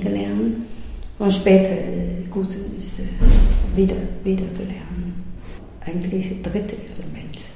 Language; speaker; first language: German; non-native, learner; Chinese